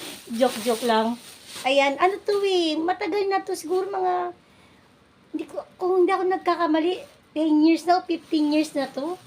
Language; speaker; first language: Filipino; native; Filipino